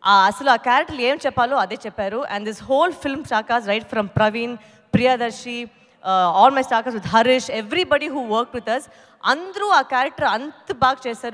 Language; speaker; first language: Telugu; non-native, local second language; Tamil